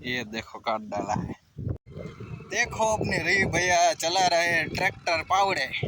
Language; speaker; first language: Hindi; non-native, local second language; Gujarati